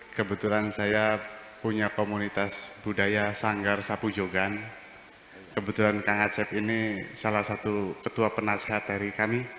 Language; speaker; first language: Indonesian; native; Indonesian